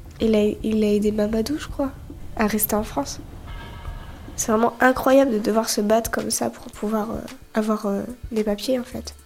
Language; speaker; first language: French; native; French